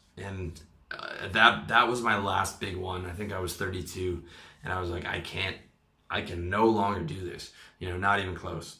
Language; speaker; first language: English; native; English